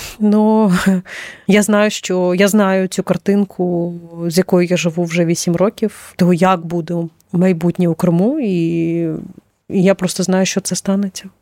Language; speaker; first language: Ukrainian; non-native, local second language; Russian